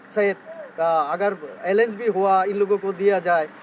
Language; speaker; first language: Hindi; non-native, local second language; Bangla